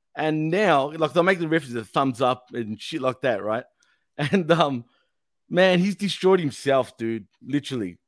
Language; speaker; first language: English; native; English